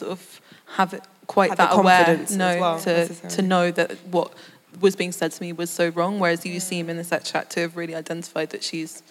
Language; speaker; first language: English; native; English